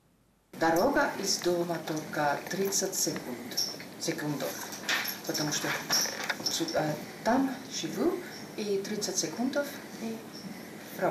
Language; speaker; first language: Russian; non-native, learner; Finnish